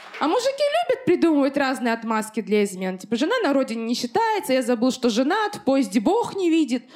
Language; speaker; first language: Russian; native; Russian